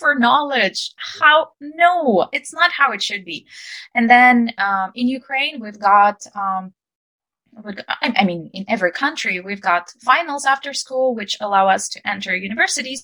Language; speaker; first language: English; non-native, fluent; Ukrainian